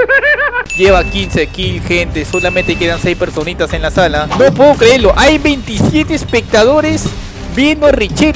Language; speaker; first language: Spanish; native; Spanish